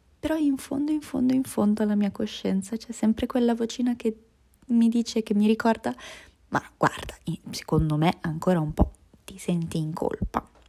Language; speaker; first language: Italian; early bilingual, other home language; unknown